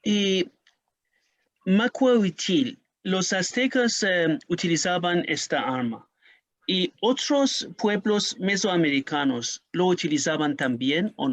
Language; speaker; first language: Spanish; non-native, learner; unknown